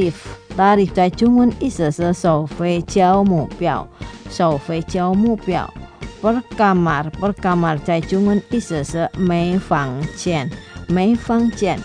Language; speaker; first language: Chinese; non-native, fluent; Indonesian